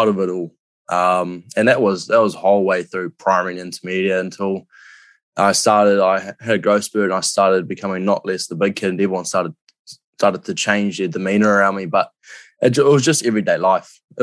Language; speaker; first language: English; native; English